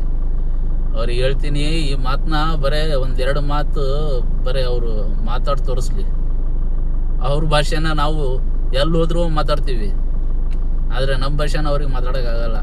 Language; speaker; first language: Kannada; non-native, local second language; Urdu